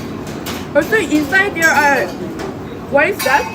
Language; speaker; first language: English; non-native, learner; Korean